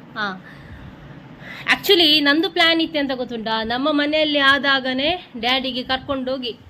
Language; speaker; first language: Kannada; non-native, local second language; Konkani